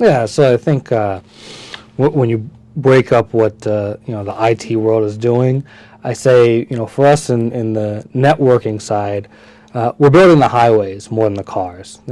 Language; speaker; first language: English; early bilingual, other home language; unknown